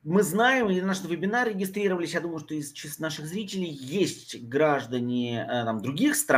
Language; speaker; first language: Russian; native; Russian